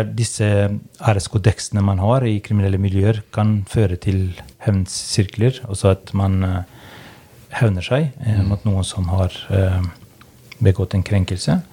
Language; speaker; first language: Norwegian; non-native, fluent; Albanian